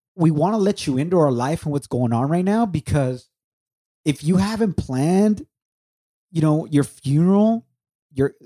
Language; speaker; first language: English; early bilingual, other home language; Spanish